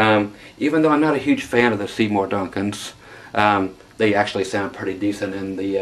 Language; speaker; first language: English; native; English